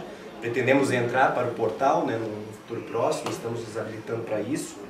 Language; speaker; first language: Portuguese; native; Portuguese